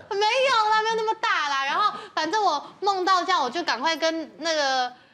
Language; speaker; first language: Chinese; native; Chinese